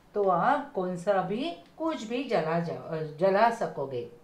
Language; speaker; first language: Hindi; non-native, local second language; Marathi